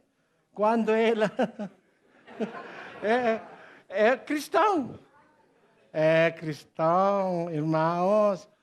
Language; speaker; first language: Portuguese; non-native, learner; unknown